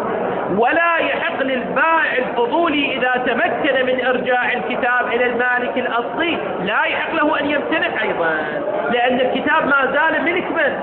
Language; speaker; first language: Arabic; native; Arabic